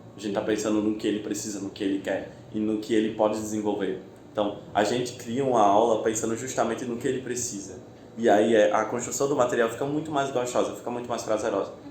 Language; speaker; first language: Portuguese; native; Portuguese